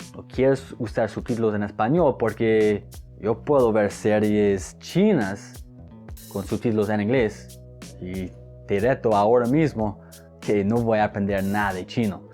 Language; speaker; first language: Spanish; non-native, fluent; English